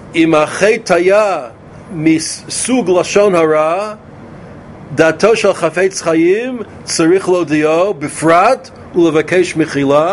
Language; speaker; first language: Hebrew; non-native, fluent; English